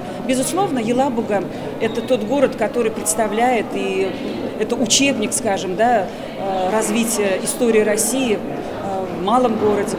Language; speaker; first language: Russian; native; Russian